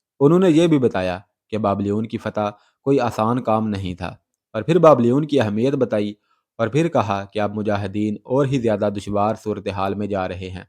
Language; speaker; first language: Urdu; native; Urdu